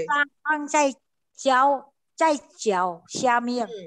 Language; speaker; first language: Chinese; non-native, learner; Indonesian